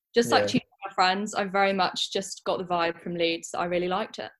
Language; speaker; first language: English; native; English